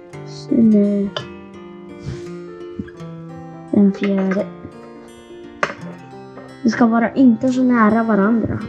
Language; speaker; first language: Swedish; non-native, learner; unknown